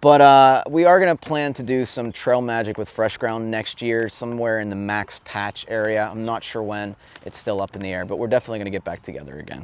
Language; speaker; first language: English; native; English